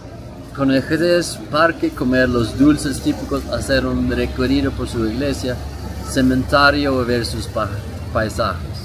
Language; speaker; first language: Spanish; non-native, fluent; Swedish